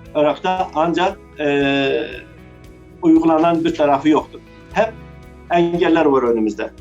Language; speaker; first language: Turkish; early bilingual, heritage; Arabic